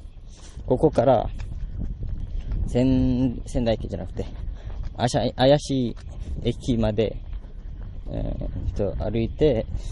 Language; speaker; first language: Japanese; non-native, learner; Malay